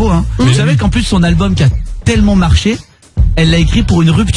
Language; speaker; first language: French; native; French